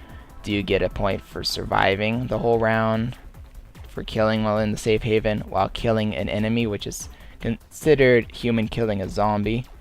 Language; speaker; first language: English; native; English